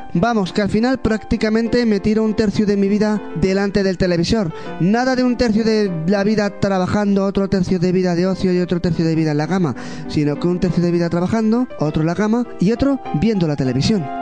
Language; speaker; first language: Spanish; native; Spanish